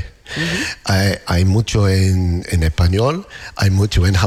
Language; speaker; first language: Spanish; non-native, learner; English